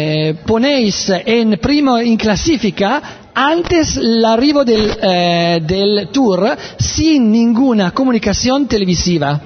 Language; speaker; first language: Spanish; non-native, learner; Italian